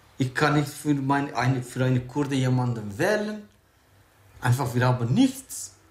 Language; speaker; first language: German; non-native, learner; Kurdish